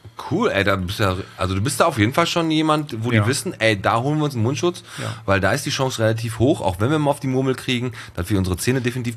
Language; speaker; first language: German; native; German